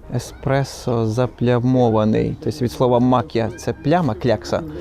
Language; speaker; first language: Ukrainian; native; Ukrainian